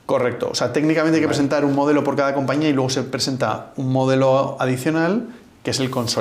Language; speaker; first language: Spanish; native; Spanish